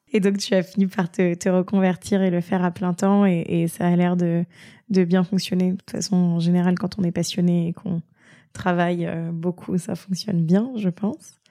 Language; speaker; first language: French; native; French